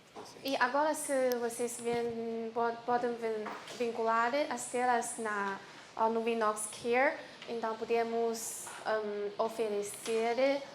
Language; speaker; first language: Portuguese; non-native, learner; Chinese